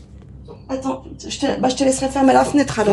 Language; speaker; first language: French; native; French